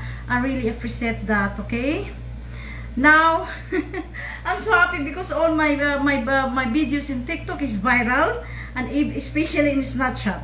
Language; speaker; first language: English; non-native, local second language; Filipino